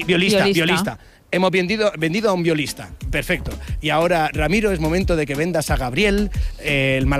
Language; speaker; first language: Spanish; native; Spanish